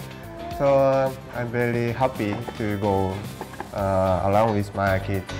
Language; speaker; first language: English; non-native, learner; Japanese